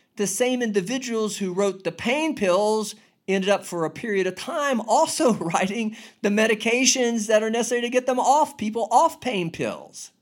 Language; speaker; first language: English; native; English